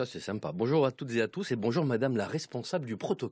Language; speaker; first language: French; native; French